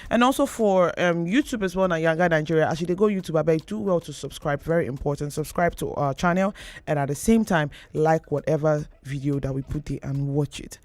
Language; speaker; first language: Nigerian Pidgin; native; Nigerian Pidgin